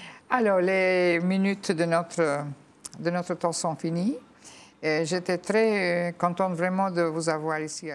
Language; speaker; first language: French; non-native, fluent; Albanian